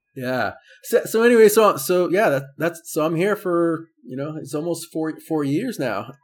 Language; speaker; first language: English; native; English